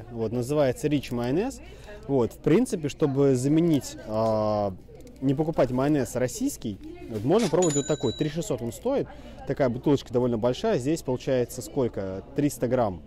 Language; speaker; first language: Russian; native; Russian